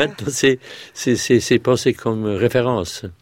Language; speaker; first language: French; non-native, fluent; English